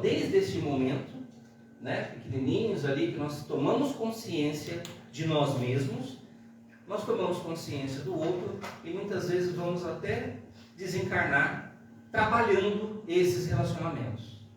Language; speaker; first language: Portuguese; native; Portuguese